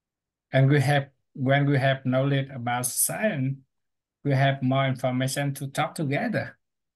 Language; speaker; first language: English; non-native, learner; Vietnamese